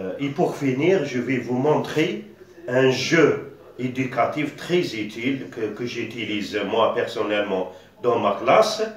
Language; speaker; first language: French; non-native, local second language; Arabic